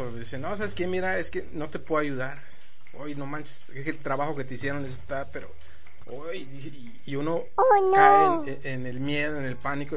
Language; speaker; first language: Spanish; native; Spanish